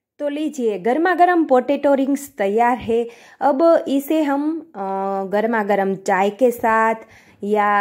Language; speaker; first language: Hindi; non-native, local second language; Gujarati